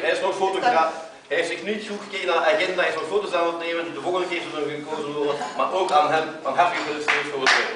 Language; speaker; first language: Dutch; native; Dutch